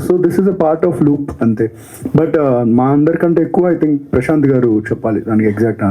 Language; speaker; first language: Telugu; native; Telugu